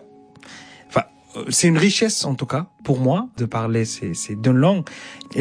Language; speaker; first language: French; non-native, fluent; Arabic